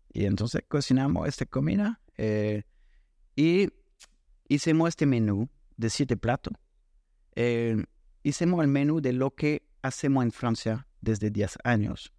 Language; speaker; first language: Spanish; non-native, fluent; French